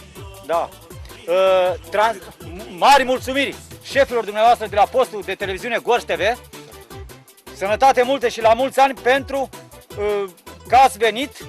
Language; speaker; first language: Romanian; native; Romanian